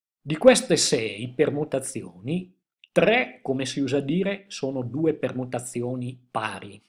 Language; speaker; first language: Italian; native; Italian